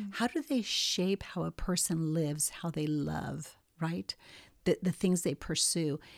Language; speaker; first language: English; early bilingual, other home language; Spanish